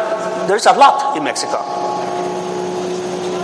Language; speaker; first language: English; non-native, fluent; Spanish